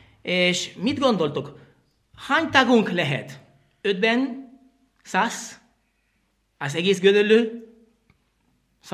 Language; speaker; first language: Hungarian; non-native, learner; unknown